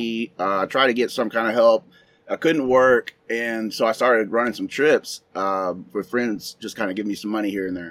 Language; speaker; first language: English; native; English